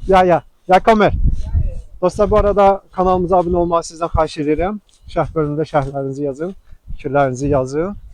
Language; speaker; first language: Turkish; non-native, local second language; Azerbaijani